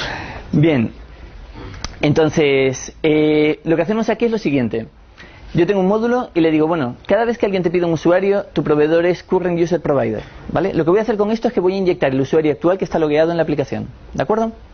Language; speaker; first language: Spanish; native; Spanish